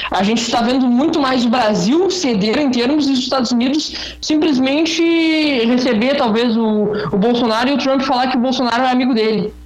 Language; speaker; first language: Portuguese; native; Portuguese